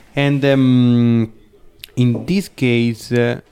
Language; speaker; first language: English; non-native, learner; Italian